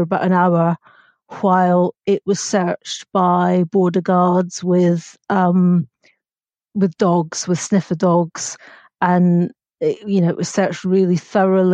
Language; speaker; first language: English; native; English